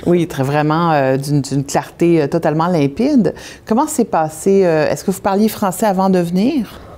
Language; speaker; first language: French; native; French